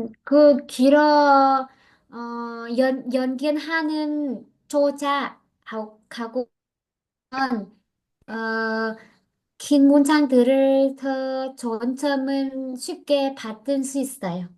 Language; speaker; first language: Korean; non-native, learner; Vietnamese